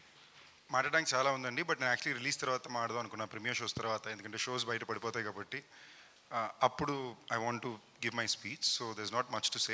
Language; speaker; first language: Telugu; native; Telugu